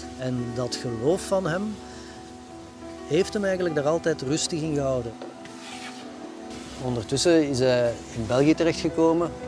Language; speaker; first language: Dutch; native; Dutch